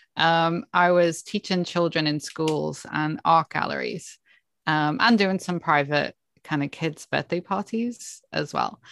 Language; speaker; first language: English; native; English